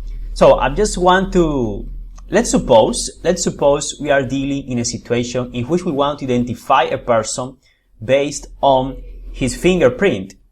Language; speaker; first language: English; non-native, fluent; Spanish